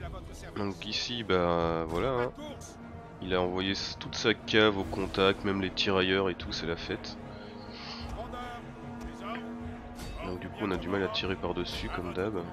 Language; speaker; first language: French; native; French